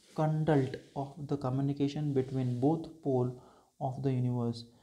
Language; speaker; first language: English; non-native, local second language; Marathi